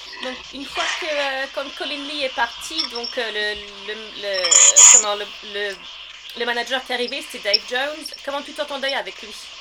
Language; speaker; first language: French; early bilingual, heritage; French